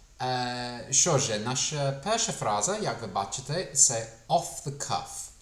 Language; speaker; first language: Ukrainian; non-native, fluent; English